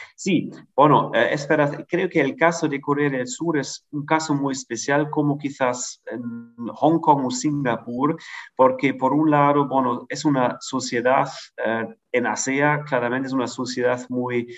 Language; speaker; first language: Spanish; non-native, fluent; German